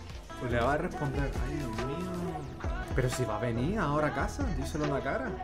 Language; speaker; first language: Spanish; native; Spanish